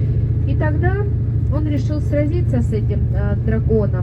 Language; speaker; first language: Russian; native; Russian